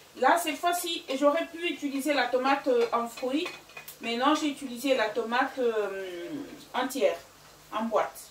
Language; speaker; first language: French; non-native, local second language; Fang